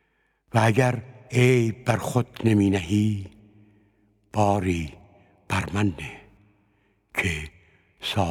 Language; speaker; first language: Persian; native; Persian